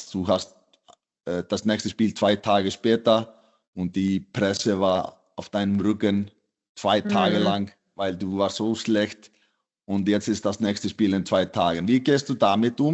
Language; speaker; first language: German; non-native, fluent; Icelandic